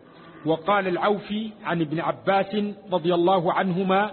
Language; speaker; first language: Arabic; native; Arabic